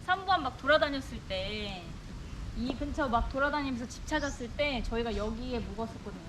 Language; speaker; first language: Korean; native; Korean